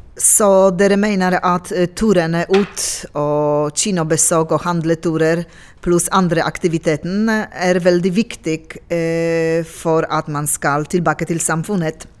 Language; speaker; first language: Norwegian; non-native, local second language; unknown